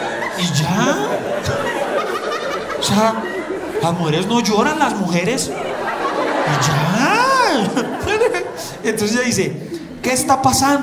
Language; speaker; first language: Spanish; native; Spanish